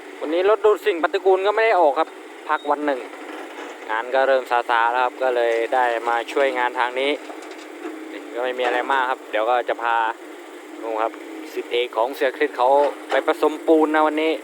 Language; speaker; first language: Thai; native; Thai